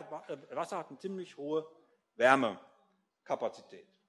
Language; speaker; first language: German; native; German